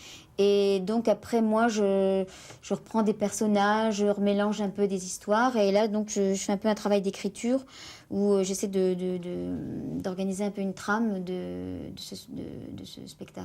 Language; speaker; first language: French; native; French